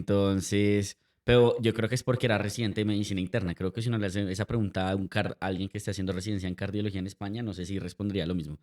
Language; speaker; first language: Spanish; native; Spanish